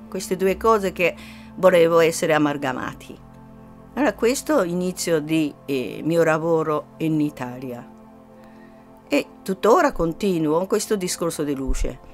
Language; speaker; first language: Italian; non-native, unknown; Japanese